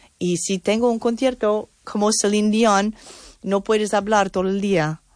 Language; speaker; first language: Spanish; non-native, fluent; English